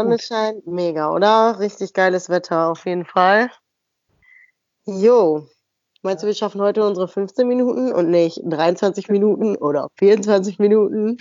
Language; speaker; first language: German; native; German